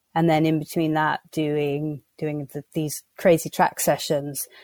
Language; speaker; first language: English; native; English